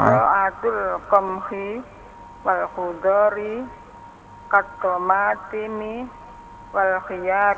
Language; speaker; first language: Arabic; non-native, learner; Indonesian